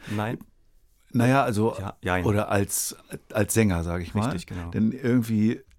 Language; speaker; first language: German; native; German